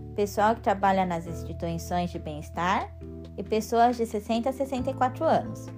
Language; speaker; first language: Portuguese; non-native, fluent; Japanese